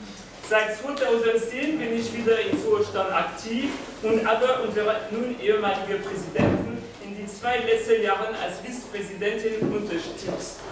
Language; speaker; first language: German; non-native, fluent; French